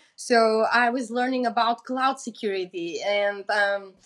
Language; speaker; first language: English; non-native, fluent; Macedonian